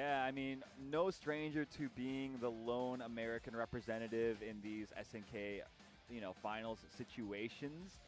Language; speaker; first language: English; native; English